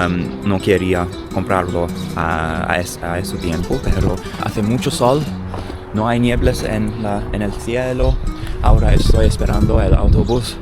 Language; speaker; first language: Spanish; non-native, learner; English